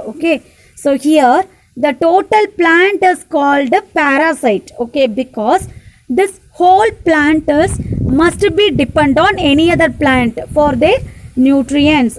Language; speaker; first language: English; non-native, local second language; Tamil